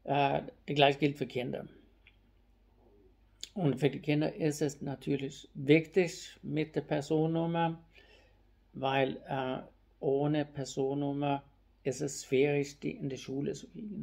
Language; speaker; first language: German; non-native, fluent; Swedish